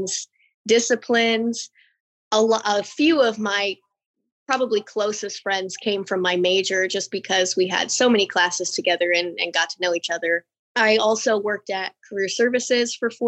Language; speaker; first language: English; native; English